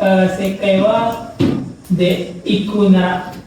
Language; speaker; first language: Japanese; non-native, learner; Indonesian